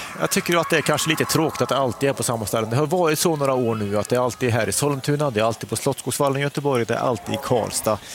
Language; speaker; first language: Swedish; native; Swedish